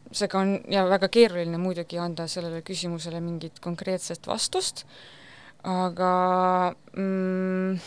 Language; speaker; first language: Estonian; non-native, local second language; Russian